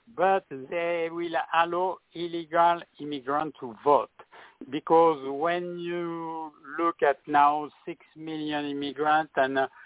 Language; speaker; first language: English; non-native, fluent; French